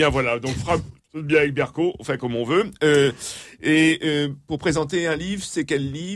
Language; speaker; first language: French; native; French